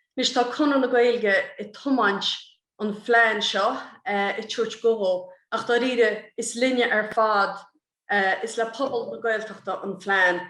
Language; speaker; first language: Irish; native; Irish